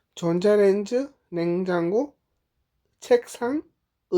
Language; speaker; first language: Korean; non-native, fluent; Hindi